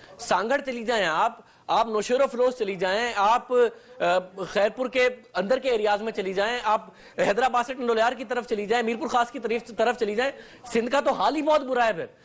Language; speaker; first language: Urdu; native; Urdu